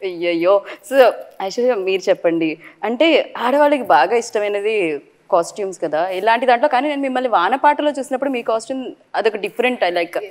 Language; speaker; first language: Telugu; native; Telugu